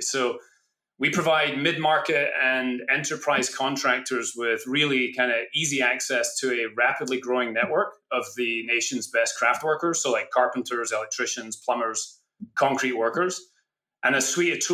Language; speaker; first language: English; native; English